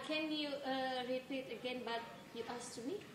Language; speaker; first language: English; non-native, learner; Nias